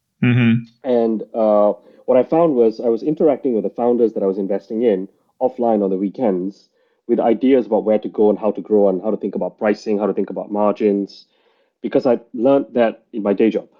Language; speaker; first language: English; non-native, local second language; Tamil